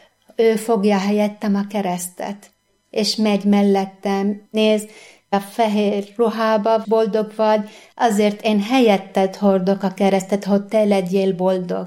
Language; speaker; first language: Hungarian; non-native, fluent; Arabic